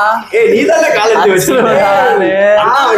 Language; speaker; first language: Tamil; native; Tamil